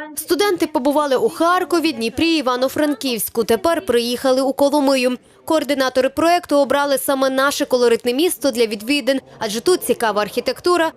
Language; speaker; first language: Ukrainian; native; Ukrainian